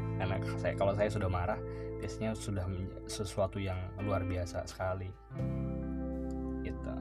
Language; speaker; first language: Indonesian; native; Indonesian